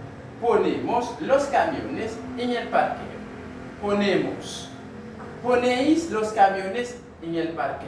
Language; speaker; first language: Spanish; non-native, learner; Haitian Creole